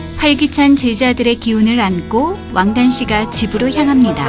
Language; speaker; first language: Korean; native; Korean